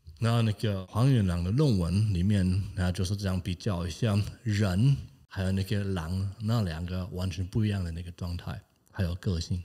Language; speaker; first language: Chinese; non-native, fluent; German